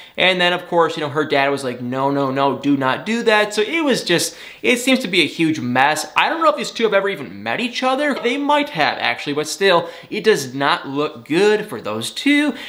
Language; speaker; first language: English; native; English